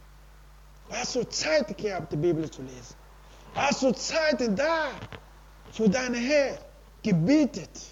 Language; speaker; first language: German; non-native, learner; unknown